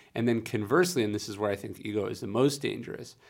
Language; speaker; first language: English; native; English